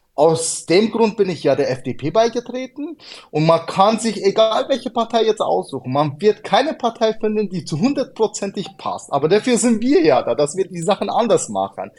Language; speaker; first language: German; early bilingual, other home language; Arabic